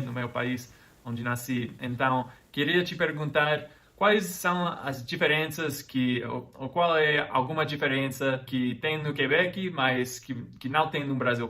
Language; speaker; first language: Portuguese; non-native, fluent; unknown